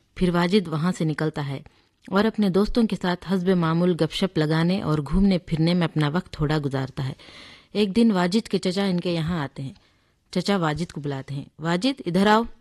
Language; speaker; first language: Hindi; native; Hindi